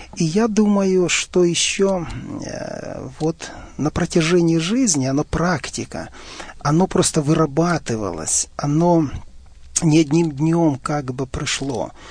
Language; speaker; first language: Russian; native; Russian